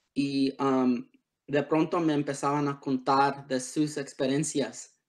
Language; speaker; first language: Spanish; early bilingual, heritage; Spanish